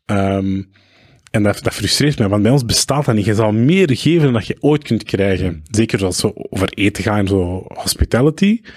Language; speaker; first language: Dutch; early bilingual, other home language; Arabic